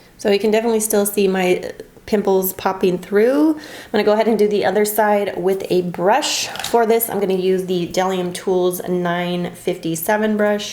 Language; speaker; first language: English; native; English